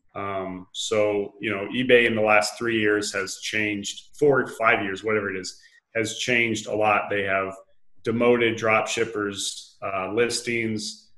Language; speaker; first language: English; native; English